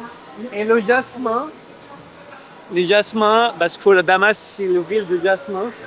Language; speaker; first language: French; non-native, fluent; Arabic